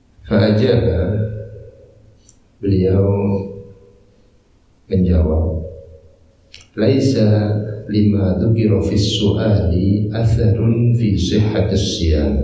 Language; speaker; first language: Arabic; non-native, fluent; Indonesian